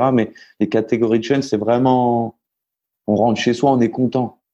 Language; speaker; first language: French; native; French